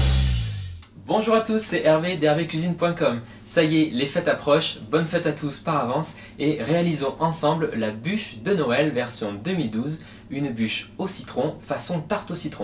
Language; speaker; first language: French; native; French